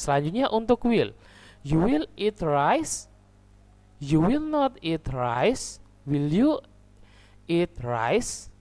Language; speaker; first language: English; non-native, learner; Indonesian